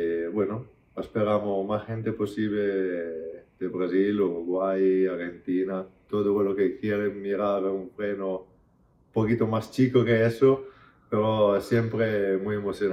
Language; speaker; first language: Spanish; non-native, fluent; Italian